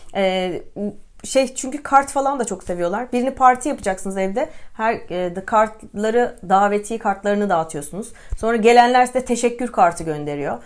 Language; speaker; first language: Turkish; native; Turkish